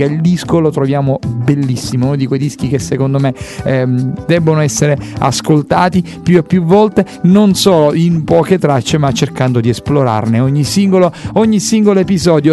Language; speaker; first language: Italian; native; Italian